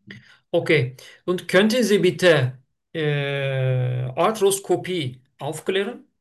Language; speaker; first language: German; non-native, learner; Turkish